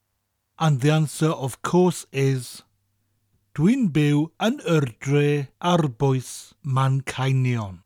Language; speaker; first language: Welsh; non-native, fluent; English